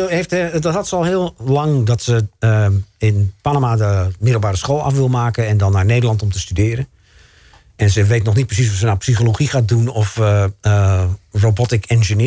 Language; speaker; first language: Dutch; native; Dutch